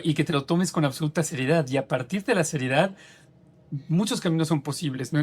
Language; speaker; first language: Spanish; native; Spanish